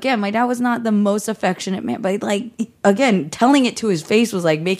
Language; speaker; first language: English; native; English